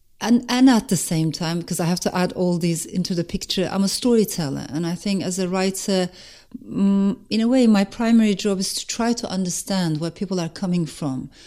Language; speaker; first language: English; non-native, fluent; Turkish